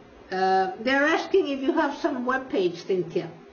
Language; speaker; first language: English; non-native, fluent; Spanish